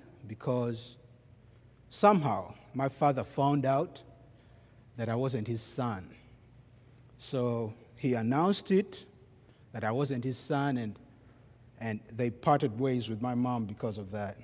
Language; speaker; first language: English; non-native, local second language; Ganda